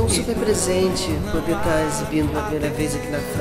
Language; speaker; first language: Portuguese; native; Portuguese